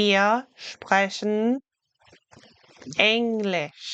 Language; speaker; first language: German; non-native, fluent; English